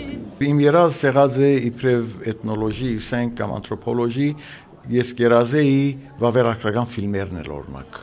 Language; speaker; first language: Armenian; early bilingual, heritage; Armenian